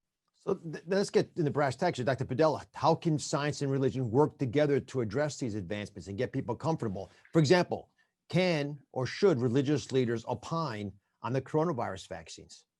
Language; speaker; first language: English; native; English